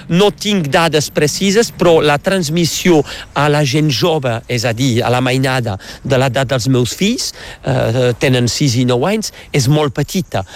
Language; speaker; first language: Catalan; non-native, local second language; French